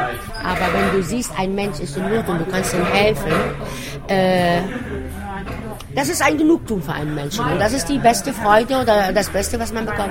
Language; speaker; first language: German; non-native, fluent; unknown